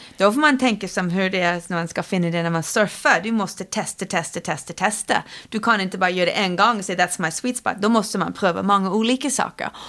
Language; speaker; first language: Swedish; non-native, fluent; English